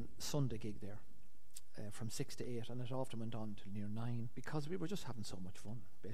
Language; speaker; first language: English; native; English